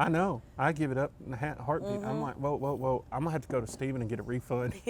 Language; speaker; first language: English; native; English